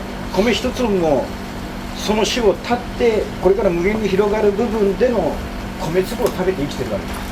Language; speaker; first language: Japanese; native; Japanese